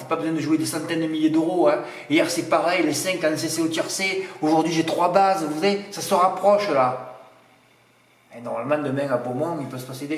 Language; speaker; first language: French; native; French